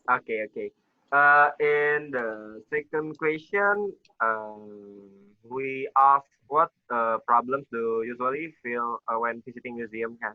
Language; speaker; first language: English; non-native, learner; Indonesian